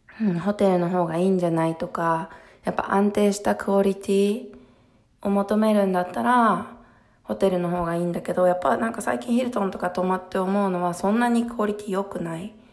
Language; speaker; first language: Japanese; early bilingual, heritage; Japanese